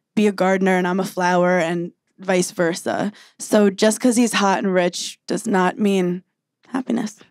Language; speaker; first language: English; native; English